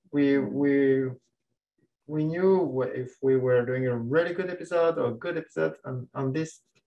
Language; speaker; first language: English; non-native, fluent; French